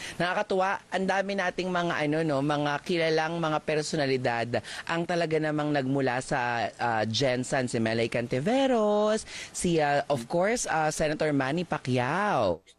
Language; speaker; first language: Filipino; native; Filipino